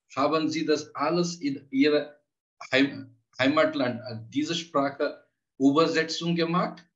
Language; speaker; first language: German; non-native, learner; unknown